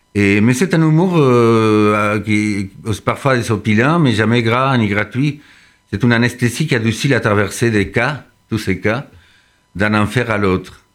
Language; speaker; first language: French; non-native, fluent; Spanish